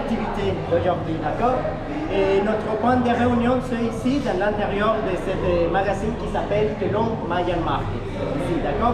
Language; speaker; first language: French; non-native, learner; Spanish